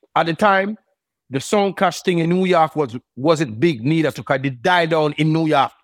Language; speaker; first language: English; native; English